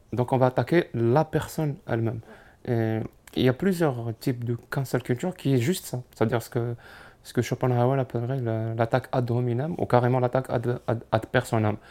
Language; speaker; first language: French; non-native, local second language; Arabic